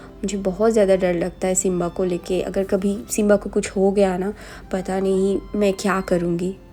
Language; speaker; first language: Hindi; non-native, local second language; Bangla